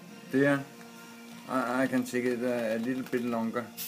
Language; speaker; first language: English; non-native, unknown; Danish